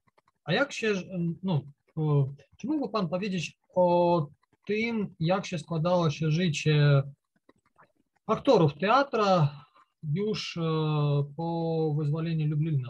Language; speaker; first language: Polish; non-native, learner; Ukrainian